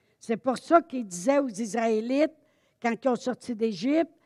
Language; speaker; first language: French; native; French